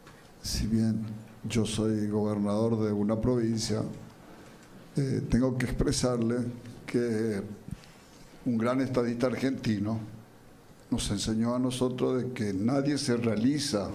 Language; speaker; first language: Spanish; native; Spanish